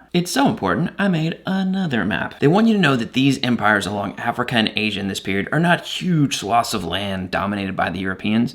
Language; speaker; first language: English; native; English